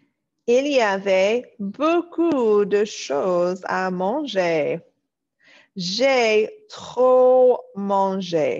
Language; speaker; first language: French; non-native, fluent; English